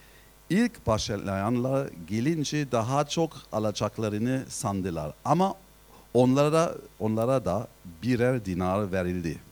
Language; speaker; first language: Turkish; non-native, fluent; German